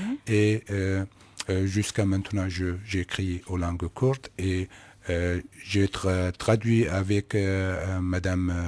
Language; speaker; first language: French; non-native, learner; Kurdish